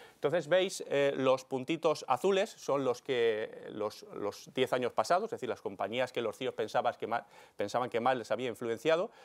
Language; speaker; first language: Spanish; native; Spanish